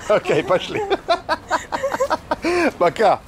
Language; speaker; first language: Russian; non-native, learner; English